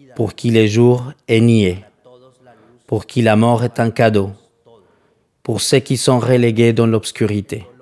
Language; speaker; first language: French; non-native, fluent; Spanish